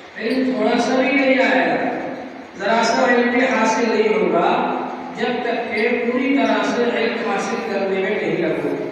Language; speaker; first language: Urdu; native; Urdu